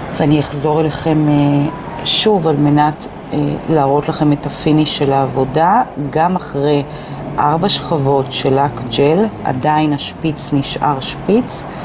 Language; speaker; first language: Hebrew; native; Hebrew